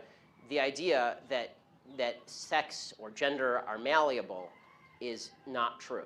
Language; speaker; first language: English; native; English